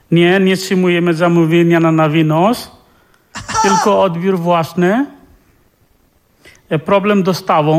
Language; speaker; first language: Polish; non-native, learner; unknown